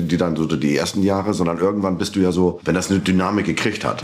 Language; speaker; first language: German; native; German